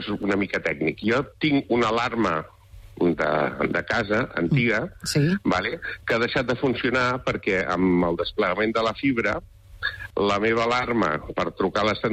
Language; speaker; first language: Catalan; native; Catalan